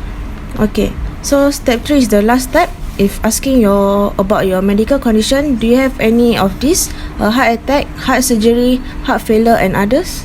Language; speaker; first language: English; non-native, local second language; Malay